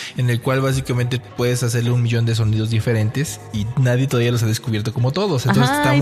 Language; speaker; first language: Spanish; native; Spanish